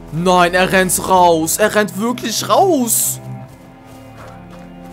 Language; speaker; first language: German; native; German